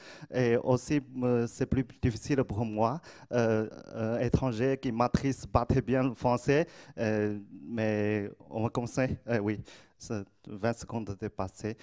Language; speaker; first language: French; non-native, learner; Chinese